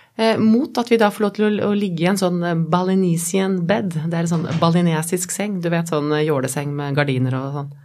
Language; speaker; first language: Norwegian; native; Norwegian